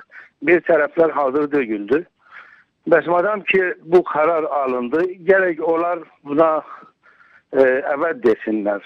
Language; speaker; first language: Turkish; non-native, learner; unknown